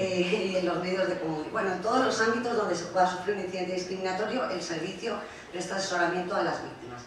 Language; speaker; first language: Spanish; native; Spanish